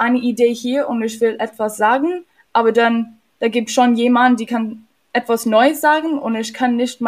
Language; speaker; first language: German; non-native, learner; English